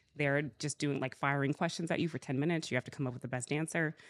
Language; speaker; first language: English; native; English